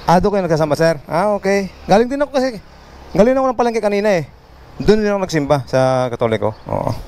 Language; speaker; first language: Filipino; non-native, local second language; Bikol